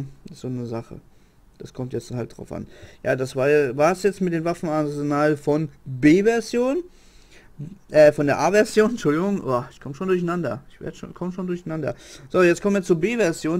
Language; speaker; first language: German; native; German